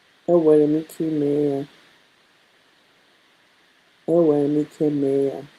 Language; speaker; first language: Igbo; non-native, learner; English